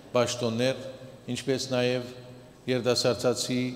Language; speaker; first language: Armenian; native; Armenian